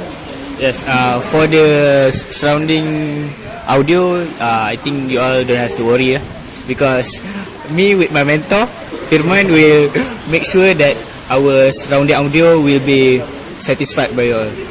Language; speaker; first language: English; non-native, fluent; Malay